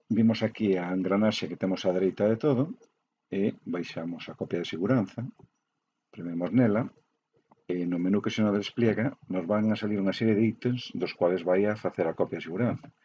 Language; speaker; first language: Galician; non-native, local second language; Spanish